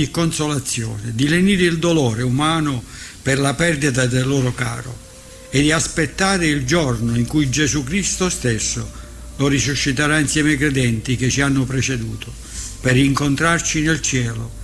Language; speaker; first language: Italian; native; Italian